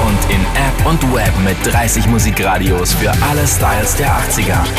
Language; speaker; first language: German; native; German